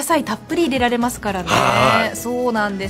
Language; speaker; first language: Japanese; native; Japanese